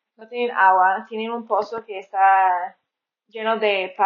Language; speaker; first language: Spanish; non-native, fluent; English